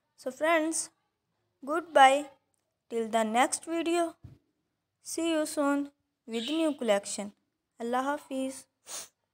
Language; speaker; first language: English; non-native, local second language; Urdu